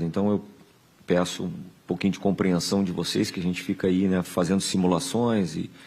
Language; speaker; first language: Portuguese; native; Portuguese